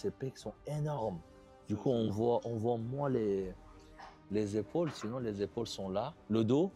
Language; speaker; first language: French; native; French